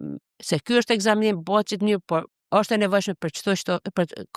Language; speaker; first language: Albanian; native; Albanian